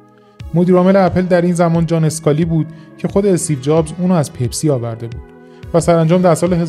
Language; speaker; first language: Persian; native; Persian